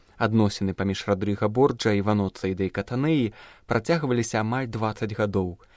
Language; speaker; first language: Belarusian; native; Belarusian